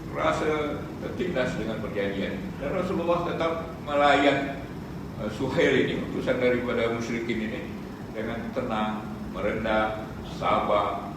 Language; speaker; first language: Malay; native; Malay